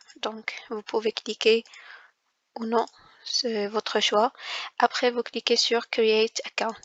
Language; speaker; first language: French; non-native, local second language; Arabic